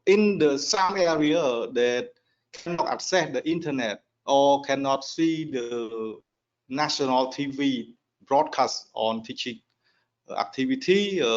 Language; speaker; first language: English; non-native, learner; Khmer